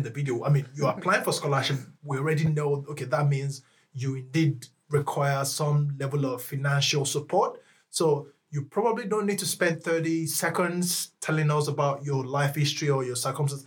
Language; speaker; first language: English; non-native, local second language; Yoruba